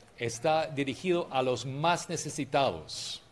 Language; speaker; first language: Spanish; non-native, fluent; English